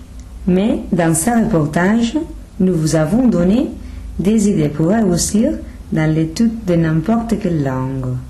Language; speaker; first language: French; non-native, learner; Spanish